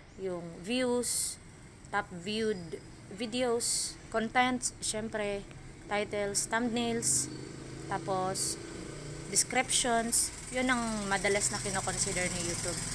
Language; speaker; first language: Filipino; non-native, local second language; Waray